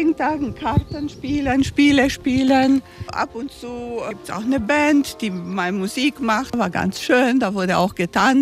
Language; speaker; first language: German; non-native, fluent; Romanian